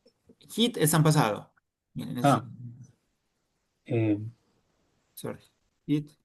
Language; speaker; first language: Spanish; native; Spanish